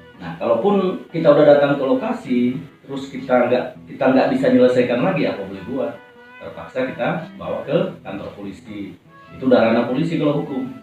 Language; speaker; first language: Indonesian; native; Indonesian